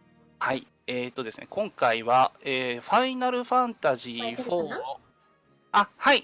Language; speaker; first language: Japanese; native; Japanese